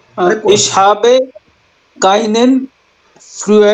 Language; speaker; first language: German; non-native, learner; Hindi